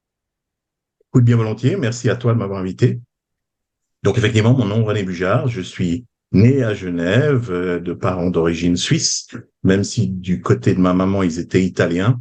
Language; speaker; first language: French; native; French